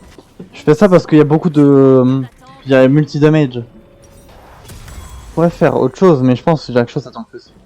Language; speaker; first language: French; native; French